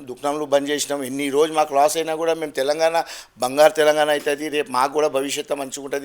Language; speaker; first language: Telugu; non-native, local second language; Gujarati